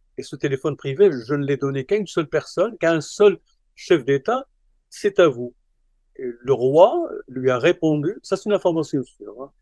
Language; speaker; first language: French; non-native, local second language; Arabic